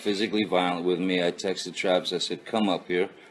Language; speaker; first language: English; native; English